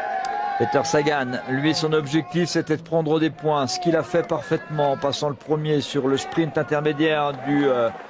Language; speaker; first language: French; native; French